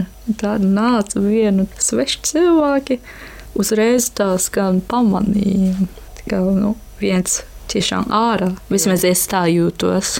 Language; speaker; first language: Latvian; non-native, learner; Japanese